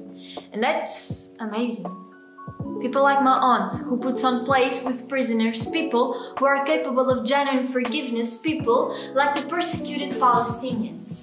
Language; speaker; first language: English; non-native, learner; Portuguese